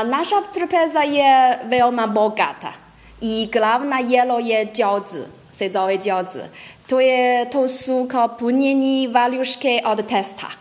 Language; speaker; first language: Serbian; non-native, learner; Chinese